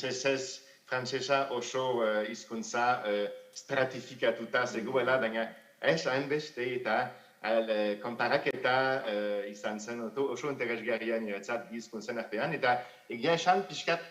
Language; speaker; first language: Basque; non-native, fluent; French